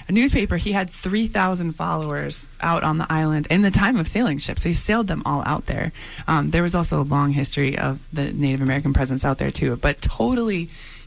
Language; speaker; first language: English; native; English